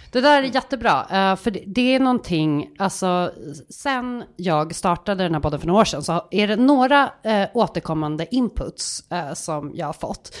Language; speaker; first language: Swedish; native; Swedish